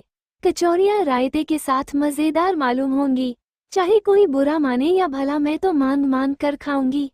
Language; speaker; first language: Hindi; native; Hindi